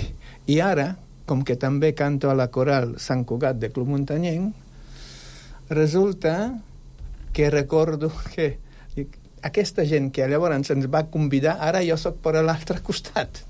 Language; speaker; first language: Catalan; non-native, fluent; Polish